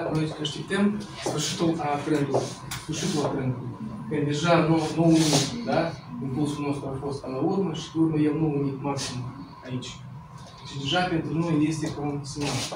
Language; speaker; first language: Romanian; non-native, local second language; Russian